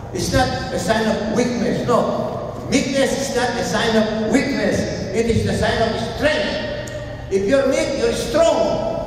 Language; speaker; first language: English; non-native, local second language; Filipino